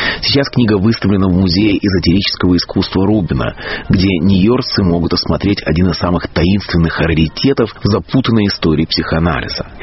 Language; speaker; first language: Russian; native; Russian